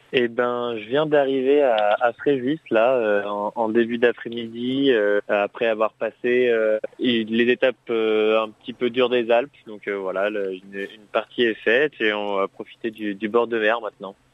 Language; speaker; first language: French; native; French